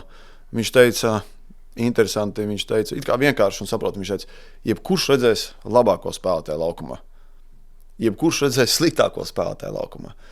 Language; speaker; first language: Latvian; native; Latvian